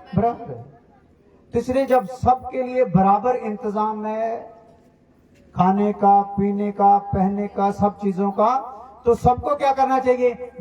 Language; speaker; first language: Hindi; non-native, local second language; Punjabi